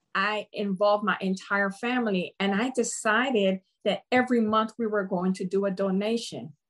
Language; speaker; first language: English; non-native, fluent; Spanish